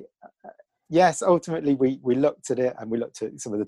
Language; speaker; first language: English; native; English